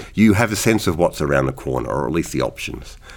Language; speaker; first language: English; native; English